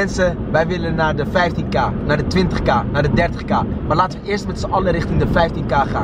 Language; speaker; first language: Dutch; native; Dutch